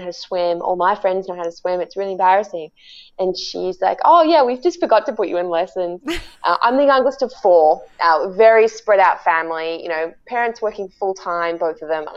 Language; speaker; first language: English; native; English